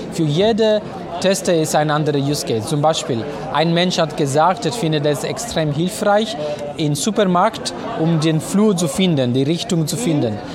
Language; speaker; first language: German; non-native, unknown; Italian